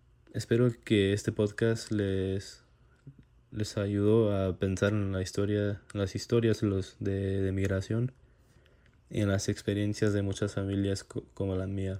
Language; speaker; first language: Spanish; early bilingual, heritage; Spanish